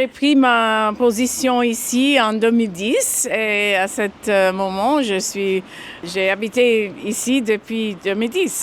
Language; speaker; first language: French; non-native, fluent; English